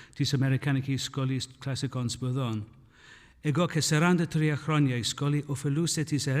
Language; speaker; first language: Greek; non-native, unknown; English